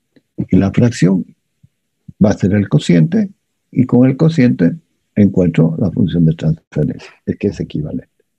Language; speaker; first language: Spanish; native; Spanish